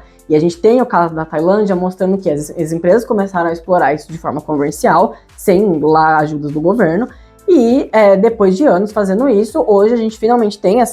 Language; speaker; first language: Portuguese; native; Portuguese